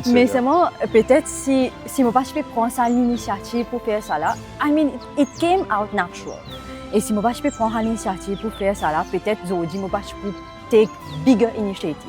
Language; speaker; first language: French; non-native, local second language; Morisyen